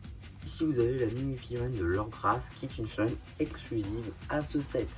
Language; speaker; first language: French; native; French